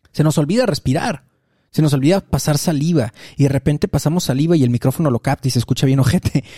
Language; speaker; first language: Spanish; native; Spanish